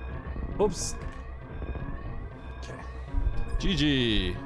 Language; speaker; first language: English; native; English